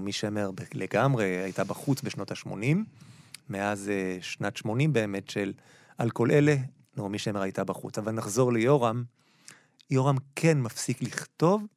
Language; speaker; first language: Hebrew; native; Hebrew